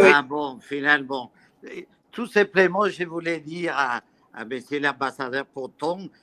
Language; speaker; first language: French; non-native, fluent; Spanish